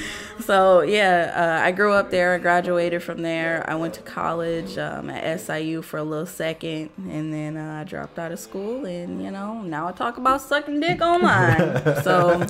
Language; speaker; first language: English; native; English